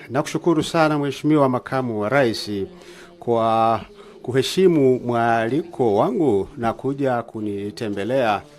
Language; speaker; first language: Swahili; native; Swahili